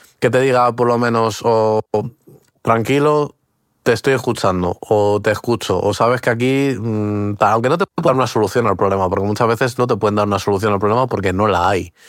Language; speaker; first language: Spanish; early bilingual, other home language; Portuguese